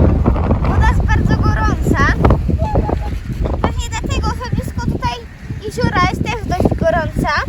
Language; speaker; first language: Polish; early bilingual, heritage; Polish